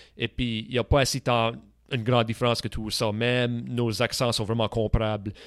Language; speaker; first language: French; native; French